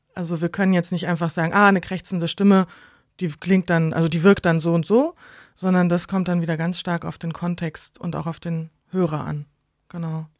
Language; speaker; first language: German; native; German